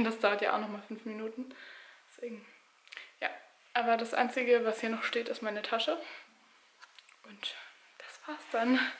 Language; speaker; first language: German; native; German